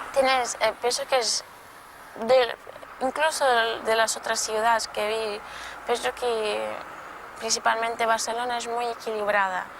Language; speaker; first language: Spanish; non-native, local second language; Portuguese